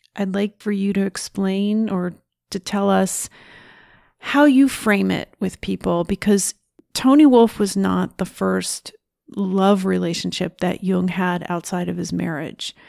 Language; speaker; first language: English; native; English